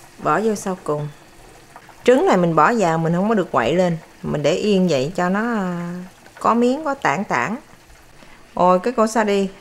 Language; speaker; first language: Vietnamese; native; Vietnamese